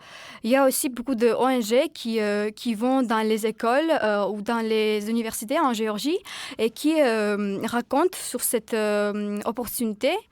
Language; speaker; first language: French; non-native, fluent; Georgian